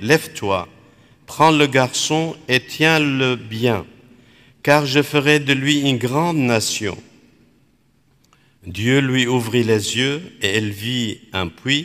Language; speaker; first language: French; non-native, local second language; Arabic